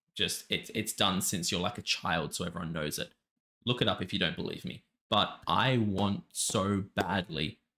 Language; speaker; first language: English; native; English